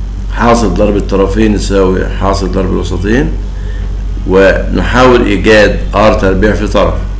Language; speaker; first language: Arabic; native; Arabic